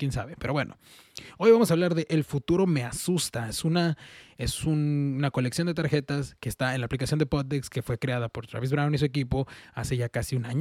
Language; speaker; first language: Spanish; early bilingual, heritage; Spanish